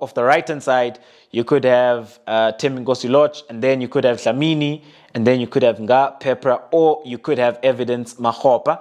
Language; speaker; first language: English; non-native, local second language; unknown